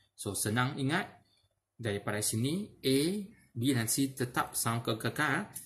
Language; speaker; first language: Malay; non-native, local second language; Chinese